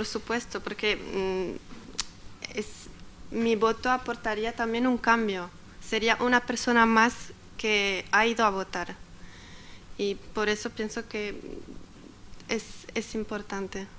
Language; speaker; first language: Spanish; non-native, fluent; Arabic